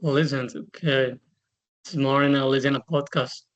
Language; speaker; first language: English; non-native, fluent; Spanish